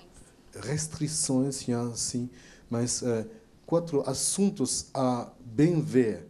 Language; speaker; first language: Portuguese; non-native, fluent; French